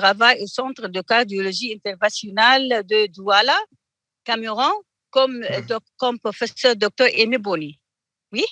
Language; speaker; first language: French; non-native, learner; Arabic